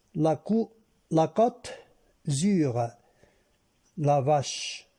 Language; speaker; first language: French; non-native, local second language; Arabic